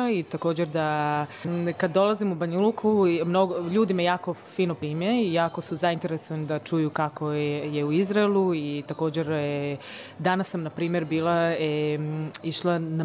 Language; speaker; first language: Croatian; early bilingual, other home language; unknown